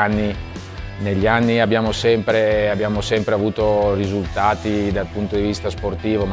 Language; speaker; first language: Italian; native; Italian